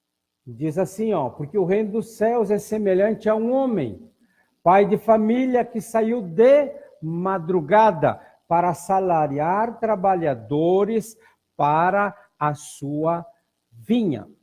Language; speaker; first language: Portuguese; native; Portuguese